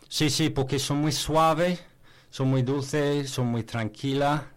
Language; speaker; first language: Spanish; non-native, learner; English